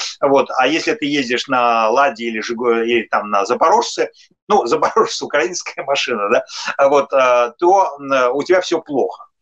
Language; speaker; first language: Russian; native; Russian